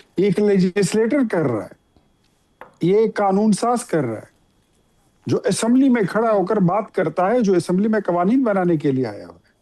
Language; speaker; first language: Urdu; non-native, local second language; Pashto